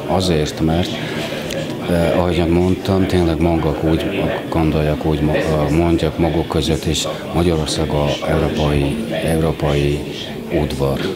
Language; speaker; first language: Hungarian; non-native, fluent; Mongolian